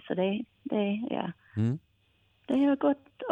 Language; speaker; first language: Swedish; non-native, fluent; English